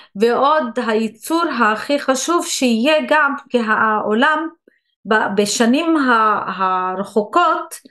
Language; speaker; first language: Hebrew; non-native, local second language; Arabic